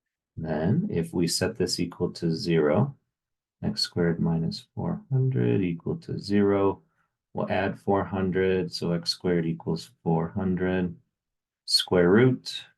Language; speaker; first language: English; native; English